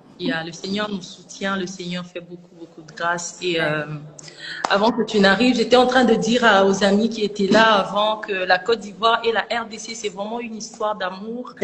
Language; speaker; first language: French; non-native, local second language; Lingala